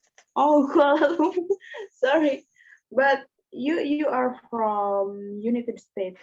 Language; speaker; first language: English; non-native, learner; Indonesian